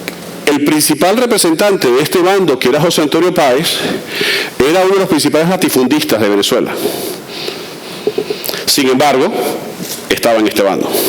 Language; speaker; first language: Spanish; native; Spanish